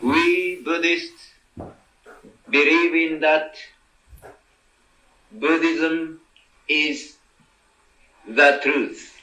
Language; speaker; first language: English; non-native, learner; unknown